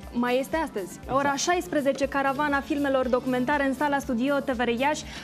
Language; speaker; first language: Romanian; native; Romanian